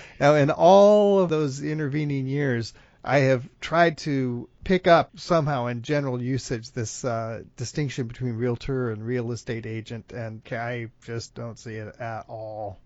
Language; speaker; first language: English; native; English